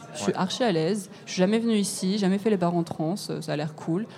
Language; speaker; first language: French; native; French